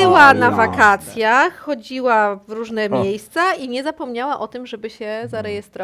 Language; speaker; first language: Polish; native; Polish